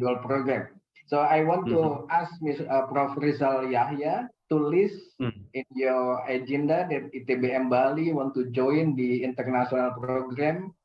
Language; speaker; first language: English; non-native, learner; Indonesian